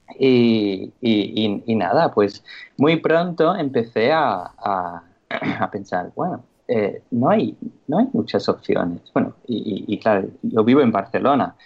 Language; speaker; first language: Spanish; non-native, fluent; English